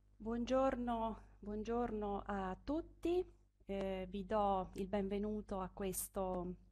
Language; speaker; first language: Italian; native; Italian